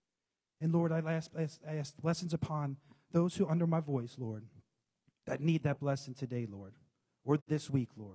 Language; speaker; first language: English; native; English